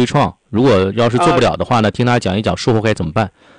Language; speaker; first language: Chinese; native; Chinese